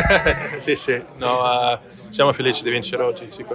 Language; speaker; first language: Italian; non-native, fluent; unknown